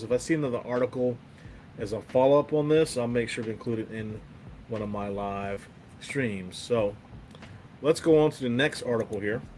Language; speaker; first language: English; native; English